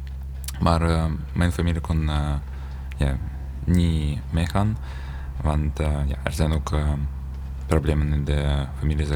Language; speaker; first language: Dutch; non-native, fluent; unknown